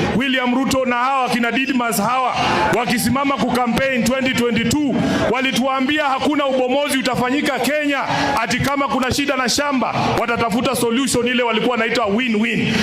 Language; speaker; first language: Swahili; native; Swahili